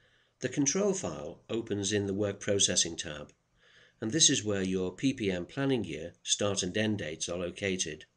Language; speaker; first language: English; native; English